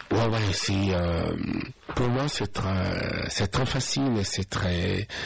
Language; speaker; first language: French; non-native, local second language; Lingala